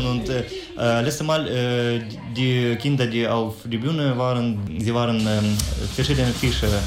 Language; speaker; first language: German; non-native, fluent; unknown